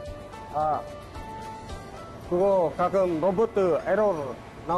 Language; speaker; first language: Korean; non-native, learner; Indonesian